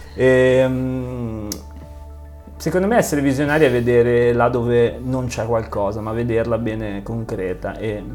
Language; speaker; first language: Italian; native; Italian